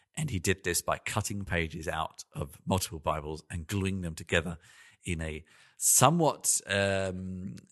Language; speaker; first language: English; native; English